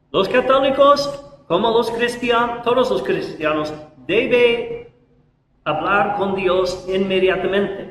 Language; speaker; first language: Spanish; non-native, learner; English